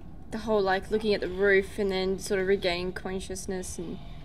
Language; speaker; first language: English; native; English